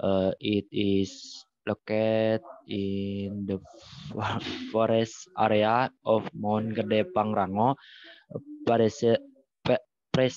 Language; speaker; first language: English; non-native, learner; Indonesian